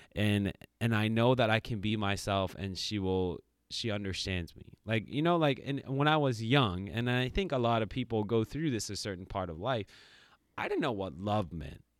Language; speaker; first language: English; early bilingual, other home language; Japanese